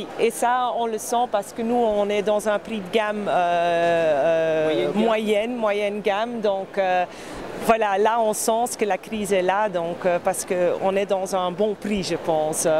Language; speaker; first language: French; non-native, fluent; Dutch